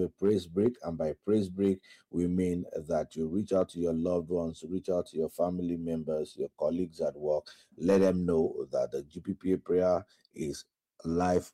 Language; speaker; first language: English; non-native, local second language; Yoruba